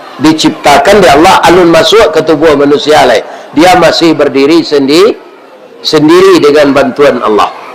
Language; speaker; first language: Malay; non-native, local second language; Minangkabau